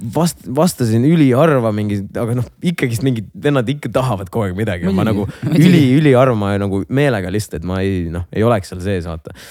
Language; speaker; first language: Estonian; non-native, local second language; Russian